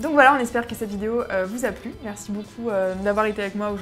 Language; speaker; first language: French; native; French